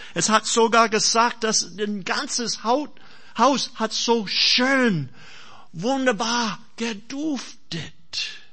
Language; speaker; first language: German; non-native, fluent; English